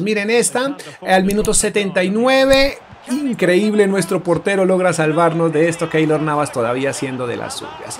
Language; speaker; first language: Spanish; native; Spanish